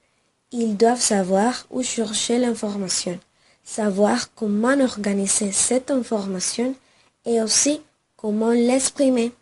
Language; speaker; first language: French; non-native, fluent; Spanish